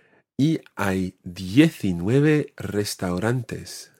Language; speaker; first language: Spanish; non-native, fluent; English